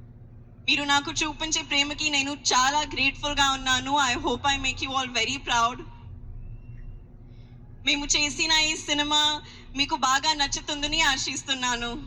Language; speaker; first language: Telugu; non-native, local second language; Hindi